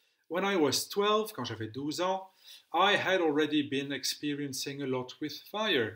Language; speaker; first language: English; non-native, fluent; French